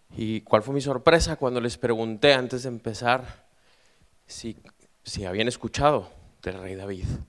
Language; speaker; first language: Spanish; native; Spanish